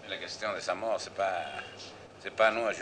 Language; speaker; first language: French; non-native, learner; Spanish